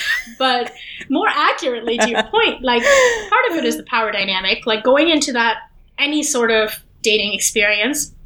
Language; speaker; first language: English; non-native, local second language; Hindi